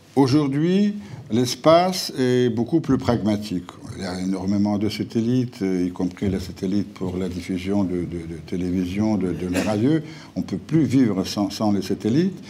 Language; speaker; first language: French; non-native, fluent; Russian